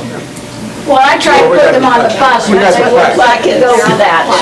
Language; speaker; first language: English; native; English